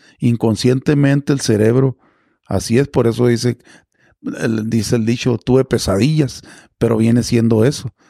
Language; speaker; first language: Spanish; native; Spanish